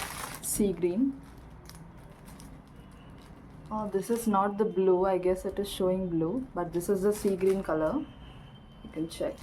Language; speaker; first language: English; non-native, local second language; Telugu